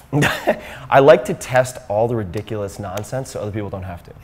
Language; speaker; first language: English; native; English